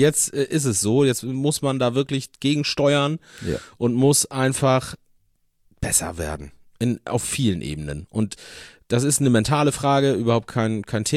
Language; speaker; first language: German; native; German